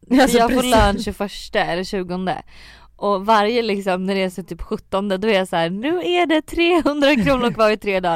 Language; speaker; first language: Swedish; native; Swedish